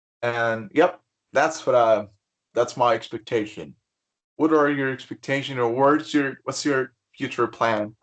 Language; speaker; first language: English; non-native, fluent; Spanish